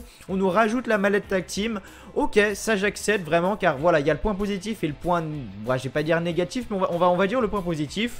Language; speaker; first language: French; native; French